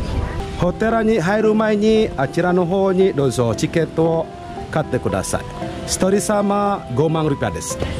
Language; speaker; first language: Japanese; non-native, fluent; Indonesian